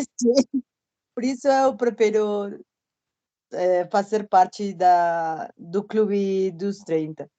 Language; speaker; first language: Portuguese; non-native, fluent; Spanish